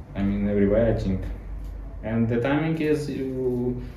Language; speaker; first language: English; non-native, learner; Ukrainian